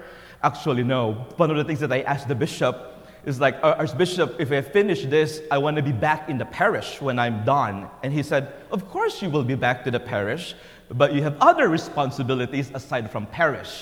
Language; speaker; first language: English; non-native, local second language; Filipino